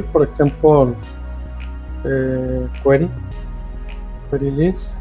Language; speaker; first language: English; non-native, fluent; Spanish